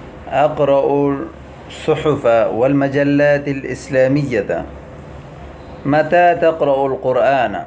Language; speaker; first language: Arabic; non-native, fluent; Urdu